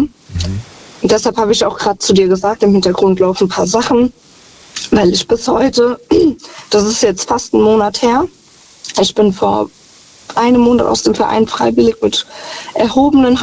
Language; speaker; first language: German; native; German